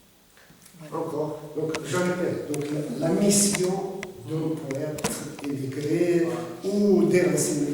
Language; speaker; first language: French; non-native, fluent; Russian